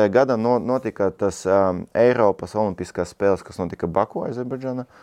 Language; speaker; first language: Latvian; non-native, local second language; Russian